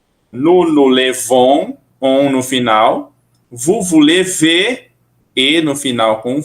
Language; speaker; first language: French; non-native, fluent; Portuguese